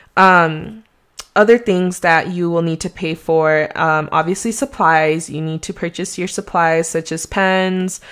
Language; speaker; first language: English; non-native, fluent; Spanish